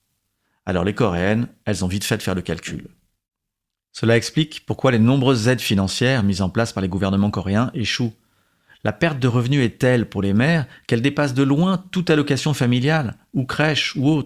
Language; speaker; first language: French; native; French